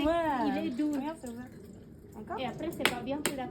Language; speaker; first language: French; non-native, learner; Indonesian